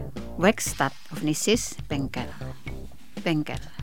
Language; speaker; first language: German; non-native, fluent; Indonesian